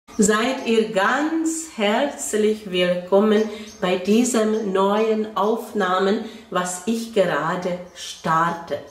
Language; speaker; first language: German; non-native, fluent; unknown